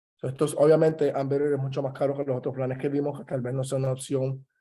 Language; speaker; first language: Spanish; early bilingual, heritage; Spanish